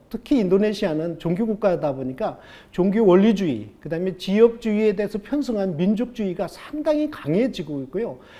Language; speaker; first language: Korean; native; Korean